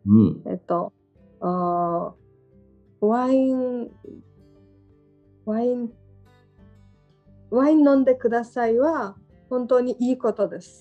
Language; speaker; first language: Japanese; non-native, learner; Georgian